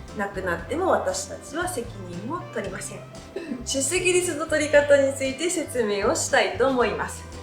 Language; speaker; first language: Japanese; native; Japanese